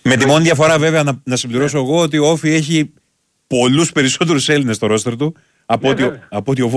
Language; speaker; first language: Greek; native; Greek